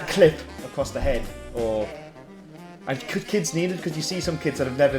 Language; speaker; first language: English; native; English